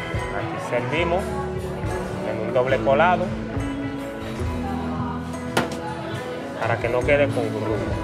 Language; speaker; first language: Spanish; native; Spanish